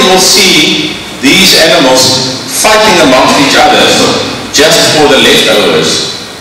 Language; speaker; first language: English; non-native, local second language; Afrikaans